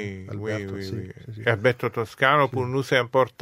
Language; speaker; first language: French; non-native, fluent; Italian